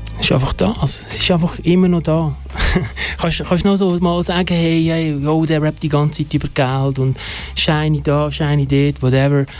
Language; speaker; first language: German; early bilingual, other home language; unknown